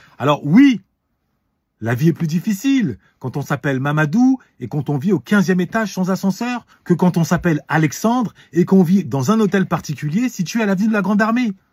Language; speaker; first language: French; native; French